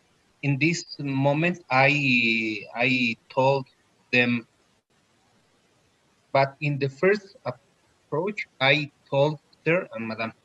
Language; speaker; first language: English; non-native, learner; Spanish